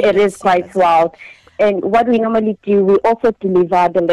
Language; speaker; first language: English; non-native, local second language; Zulu